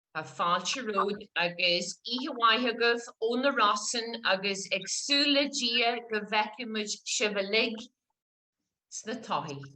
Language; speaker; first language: Irish; native; Irish